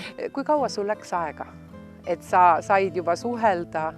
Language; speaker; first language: Estonian; native; Estonian